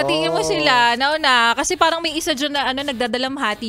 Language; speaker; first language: Filipino; native; Filipino